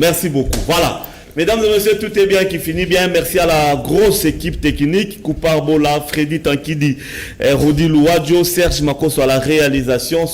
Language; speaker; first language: French; non-native, local second language; Lingala